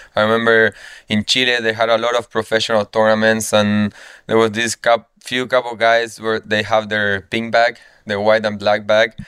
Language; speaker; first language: English; non-native, fluent; Spanish